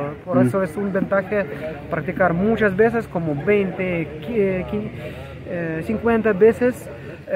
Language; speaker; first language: Spanish; non-native, learner; Russian